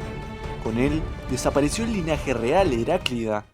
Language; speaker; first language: Spanish; native; Spanish